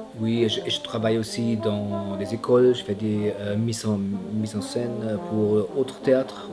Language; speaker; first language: French; non-native, fluent; German